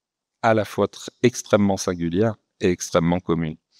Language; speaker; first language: French; native; French